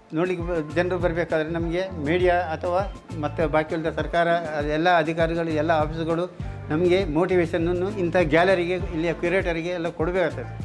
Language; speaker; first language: Kannada; native; Kannada